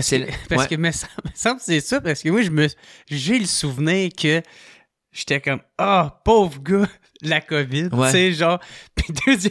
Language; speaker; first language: French; native; French